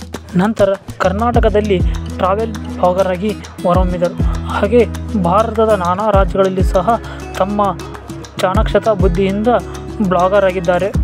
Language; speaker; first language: Kannada; native; Kannada